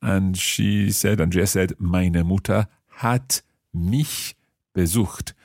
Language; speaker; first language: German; non-native, learner; English